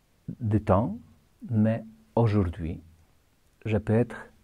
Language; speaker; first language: French; non-native, fluent; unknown